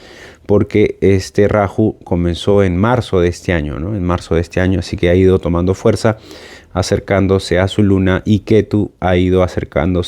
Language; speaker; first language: Spanish; native; Spanish